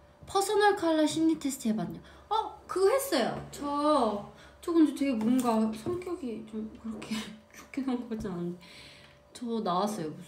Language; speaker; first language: Korean; early bilingual, heritage; English